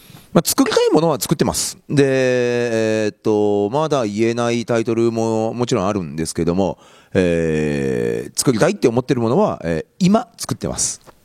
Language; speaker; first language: Japanese; native; Japanese